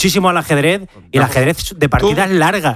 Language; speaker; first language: Spanish; native; Spanish